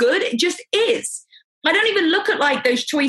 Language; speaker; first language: English; native; English